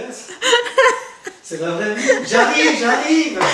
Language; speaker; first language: French; native; French